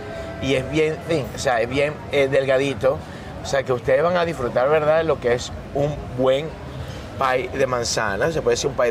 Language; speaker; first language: Spanish; native; Spanish